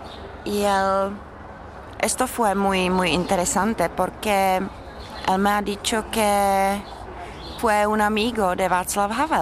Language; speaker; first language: Spanish; non-native, learner; Czech